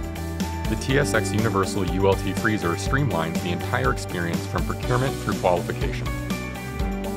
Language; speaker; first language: English; native; English